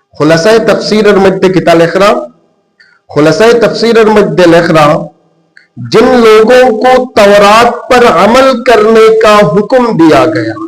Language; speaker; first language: Urdu; non-native, local second language; Bangla